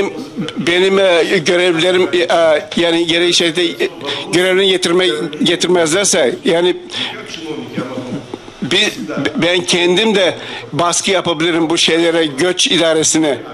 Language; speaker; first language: Turkish; non-native, fluent; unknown